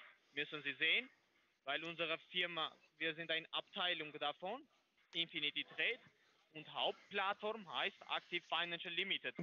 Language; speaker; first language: German; non-native, fluent; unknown